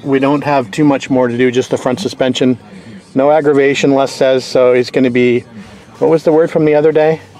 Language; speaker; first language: English; native; English